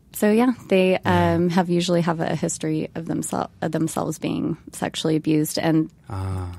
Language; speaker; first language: English; native; English